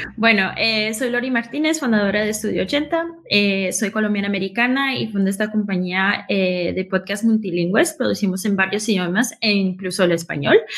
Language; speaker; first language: Spanish; early bilingual, heritage; Spanish